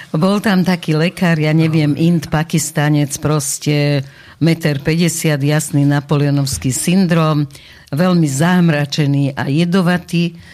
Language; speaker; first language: Slovak; native; Slovak